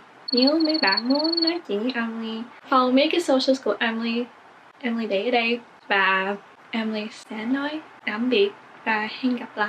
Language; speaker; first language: Vietnamese; early bilingual, heritage; English